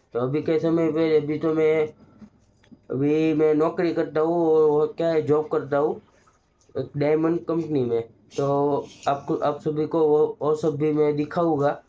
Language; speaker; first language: Hindi; non-native, local second language; Gujarati